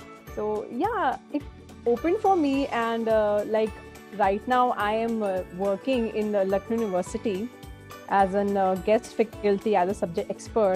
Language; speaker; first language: English; non-native, local second language; Hindi